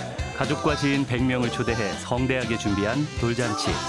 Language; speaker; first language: Korean; native; Korean